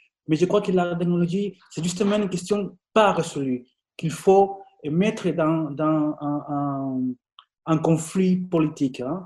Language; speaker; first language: French; non-native, fluent; Spanish